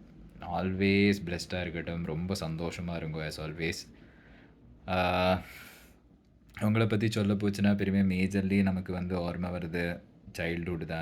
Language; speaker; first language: Tamil; native; Tamil